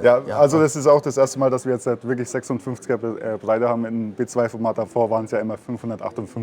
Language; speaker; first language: German; native; German